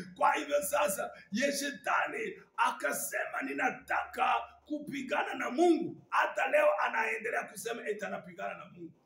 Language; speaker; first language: Swahili; non-native, local second language; Kinyarwanda